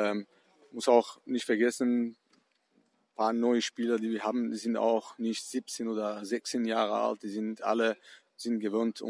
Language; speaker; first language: German; non-native, fluent; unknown